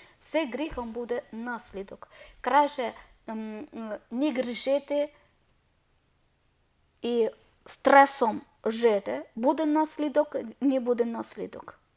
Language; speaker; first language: Ukrainian; non-native, learner; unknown